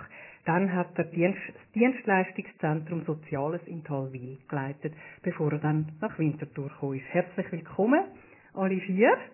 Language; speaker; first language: German; native; German